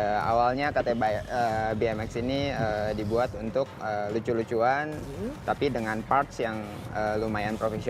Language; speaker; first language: Indonesian; native; Indonesian